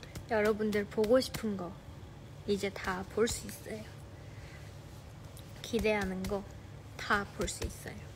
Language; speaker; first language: Korean; non-native, fluent; Chinese